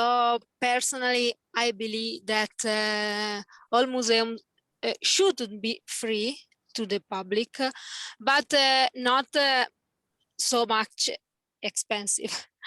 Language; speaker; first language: English; non-native, learner; Italian